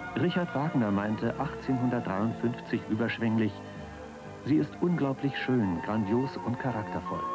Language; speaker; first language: German; native; German